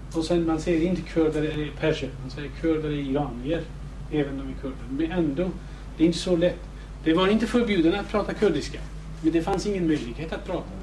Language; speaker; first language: Swedish; non-native, fluent; Kurdish